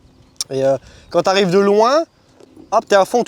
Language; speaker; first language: French; native; French